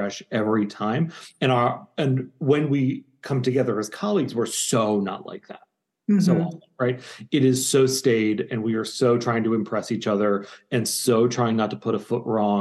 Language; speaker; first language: English; native; English